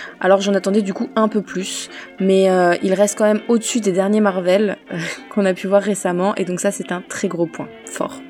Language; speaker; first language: French; native; French